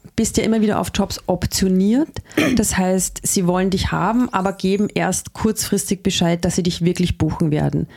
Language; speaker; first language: German; native; German